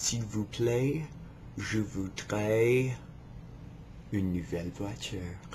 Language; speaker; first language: French; non-native, learner; English